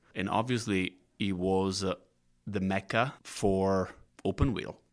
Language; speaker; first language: English; non-native, fluent; Italian